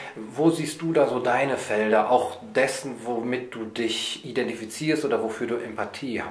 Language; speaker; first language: German; native; German